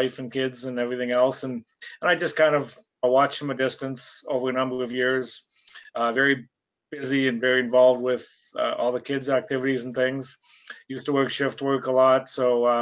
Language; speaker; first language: English; native; English